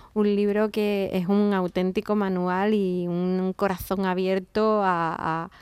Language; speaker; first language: Spanish; native; Spanish